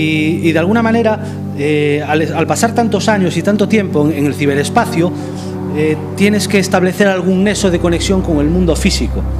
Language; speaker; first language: Spanish; native; Spanish